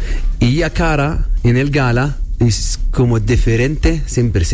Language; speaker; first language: Spanish; non-native, learner; Arabic